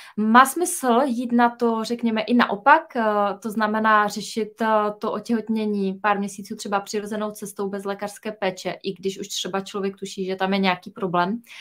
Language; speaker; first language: Czech; native; Czech